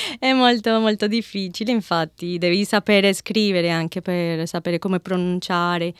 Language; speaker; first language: Italian; non-native, fluent; Spanish